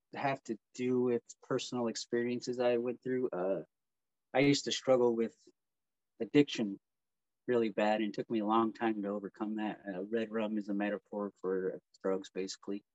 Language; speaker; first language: English; native; English